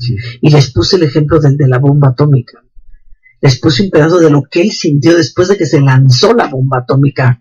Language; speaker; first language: Spanish; native; Spanish